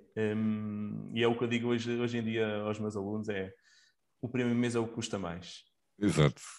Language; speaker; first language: Portuguese; native; Portuguese